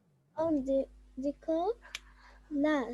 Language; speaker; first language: French; non-native, learner; Arabic